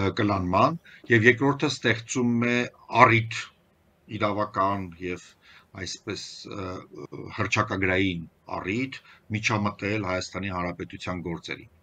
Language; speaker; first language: Armenian; native; Armenian